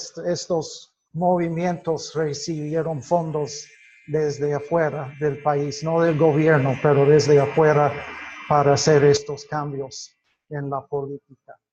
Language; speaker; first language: Spanish; non-native, fluent; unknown